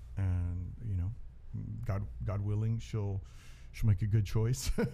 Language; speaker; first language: English; early bilingual, other home language; Spanish